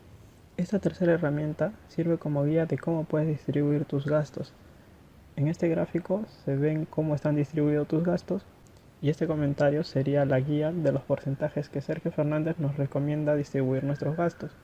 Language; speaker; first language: Spanish; native; Spanish